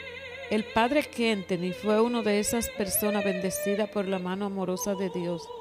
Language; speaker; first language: Spanish; native; Spanish